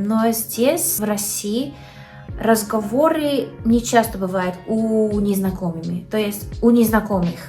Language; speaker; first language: Russian; non-native, learner; English